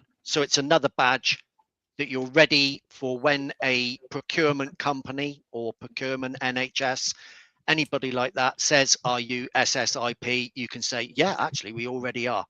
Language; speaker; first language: English; native; English